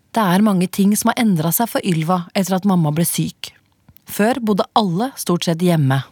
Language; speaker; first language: Norwegian; native; Norwegian